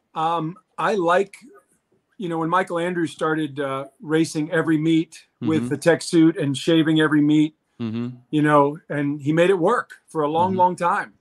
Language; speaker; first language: English; native; English